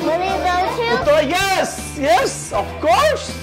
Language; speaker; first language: English; non-native, learner; Bangla